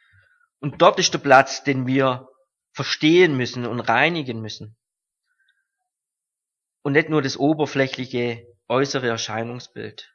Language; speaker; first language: German; native; German